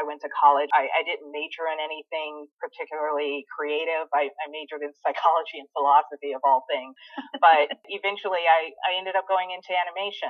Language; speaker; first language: English; native; English